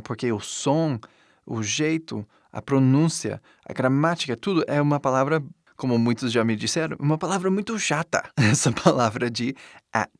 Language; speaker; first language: Portuguese; non-native, fluent; English